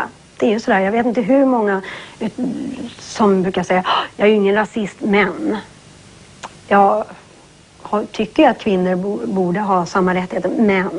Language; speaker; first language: Swedish; native; Swedish